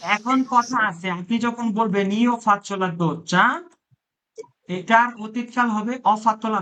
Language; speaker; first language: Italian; non-native, fluent; Bangla